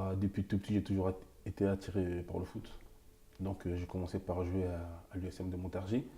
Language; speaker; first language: French; early bilingual, other home language; Lingala